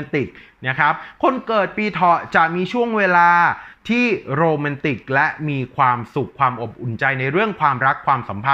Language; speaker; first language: Thai; native; Thai